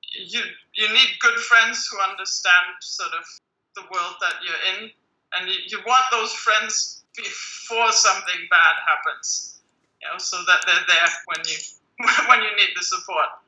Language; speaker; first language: English; non-native, fluent; German